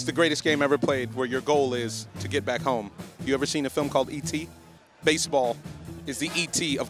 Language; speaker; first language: English; native; English